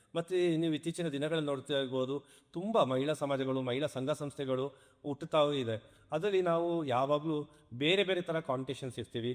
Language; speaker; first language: Kannada; non-native, local second language; Kodava